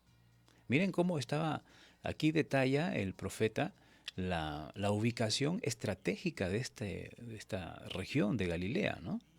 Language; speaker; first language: Spanish; native; Spanish